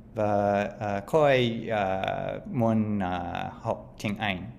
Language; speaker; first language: Vietnamese; non-native, learner; English